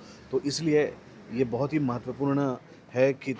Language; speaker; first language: Hindi; non-native, local second language; Marathi